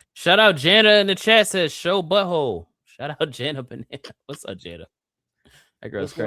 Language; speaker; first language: English; native; English